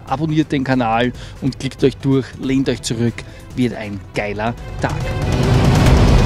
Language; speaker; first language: German; native; German